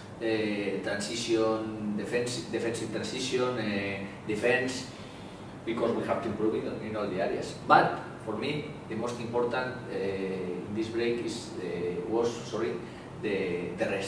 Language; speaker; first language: English; non-native, learner; Spanish